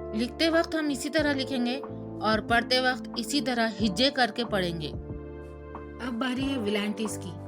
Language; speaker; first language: Urdu; native; Urdu